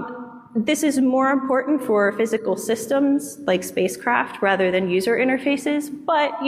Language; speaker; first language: English; native; English